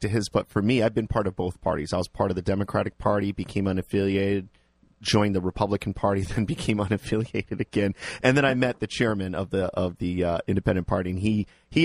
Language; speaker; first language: English; native; English